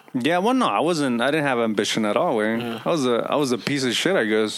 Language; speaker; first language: English; early bilingual, other home language; Spanish